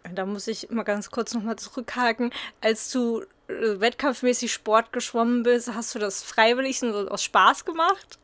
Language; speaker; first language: German; native; German